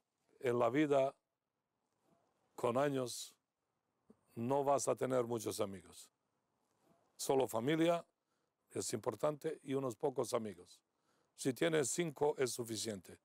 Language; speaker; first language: Spanish; non-native, fluent; Serbian